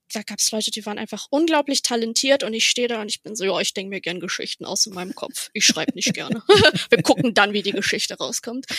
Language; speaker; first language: German; native; German